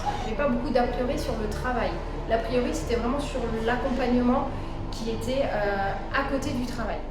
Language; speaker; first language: French; native; French